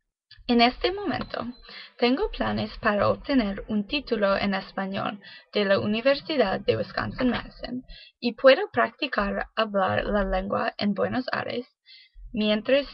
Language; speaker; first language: Spanish; non-native, learner; English